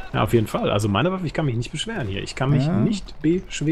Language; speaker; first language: German; native; German